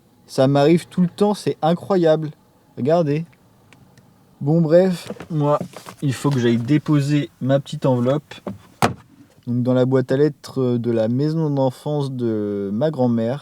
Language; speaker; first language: French; native; French